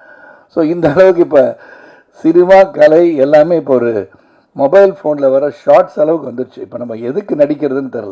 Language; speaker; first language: Tamil; native; Tamil